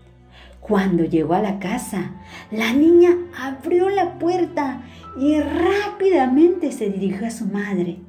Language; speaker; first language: Spanish; native; Spanish